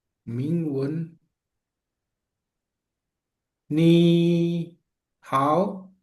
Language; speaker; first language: Chinese; non-native, learner; Indonesian